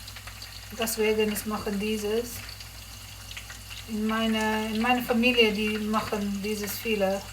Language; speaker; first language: German; non-native, learner; English